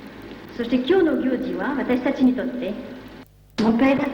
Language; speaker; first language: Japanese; non-native, fluent; French